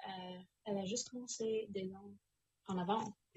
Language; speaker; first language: French; non-native, local second language; English